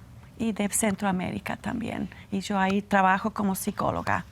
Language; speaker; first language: Spanish; non-native, fluent; English